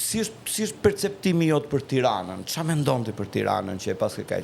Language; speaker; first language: Albanian; native; Albanian